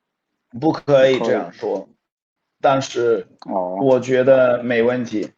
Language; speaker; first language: Chinese; non-native, fluent; Swedish